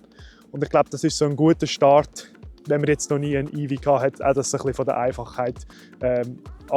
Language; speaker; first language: German; native; German